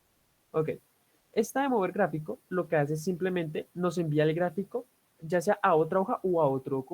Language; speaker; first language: Spanish; native; Spanish